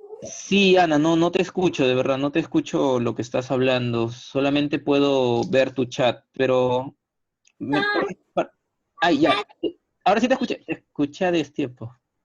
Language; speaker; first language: Spanish; native; Spanish